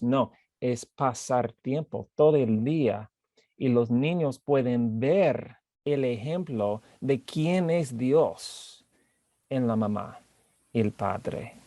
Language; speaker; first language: Spanish; non-native, fluent; English